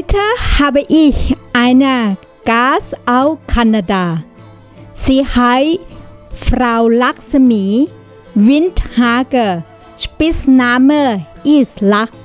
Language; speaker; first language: German; non-native, learner; Thai